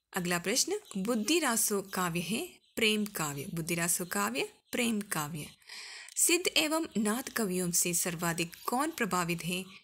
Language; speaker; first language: Hindi; non-native, local second language; Malayalam